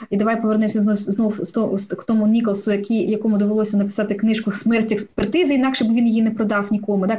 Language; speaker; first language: Ukrainian; non-native, local second language; Russian